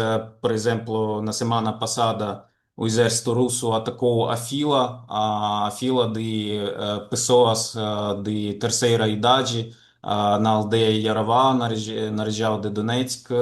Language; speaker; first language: Portuguese; non-native, fluent; Ukrainian